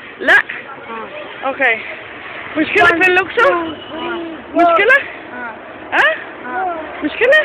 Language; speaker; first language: Arabic; non-native, learner; English